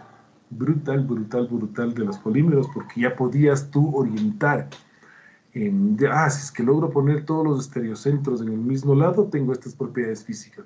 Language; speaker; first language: Spanish; native; Spanish